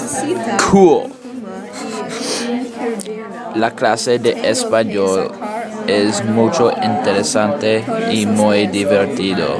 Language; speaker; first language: Spanish; non-native, learner; English